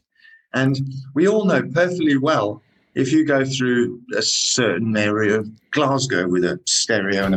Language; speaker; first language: English; native; English